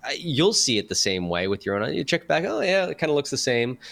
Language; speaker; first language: English; native; English